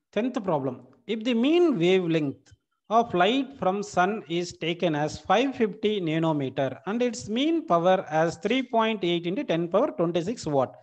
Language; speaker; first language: English; non-native, local second language; Tamil